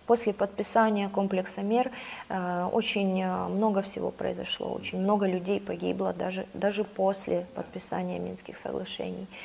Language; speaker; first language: Russian; native; Russian